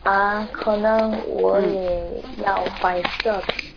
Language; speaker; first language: Chinese; non-native, learner; Korean